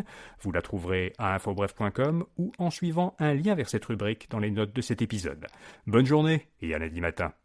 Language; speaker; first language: French; native; French